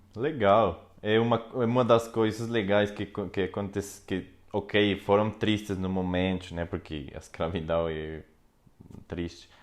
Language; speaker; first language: Portuguese; non-native, learner; Spanish